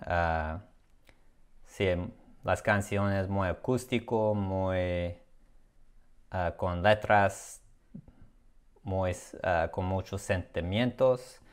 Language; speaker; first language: Spanish; non-native, learner; English